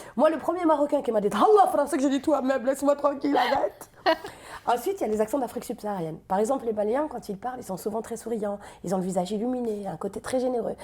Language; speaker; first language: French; native; French